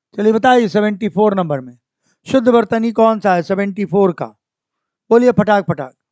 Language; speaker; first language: Hindi; native; Hindi